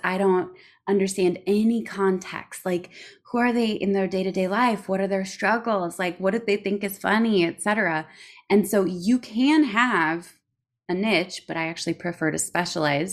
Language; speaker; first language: English; native; English